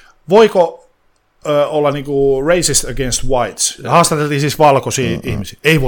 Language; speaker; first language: Finnish; native; Finnish